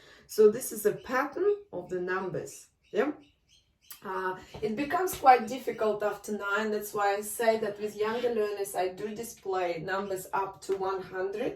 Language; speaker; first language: English; non-native, fluent; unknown